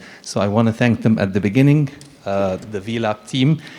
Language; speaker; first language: English; non-native, fluent; Arabic